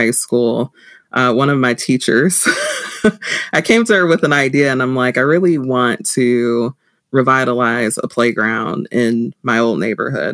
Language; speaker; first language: English; native; English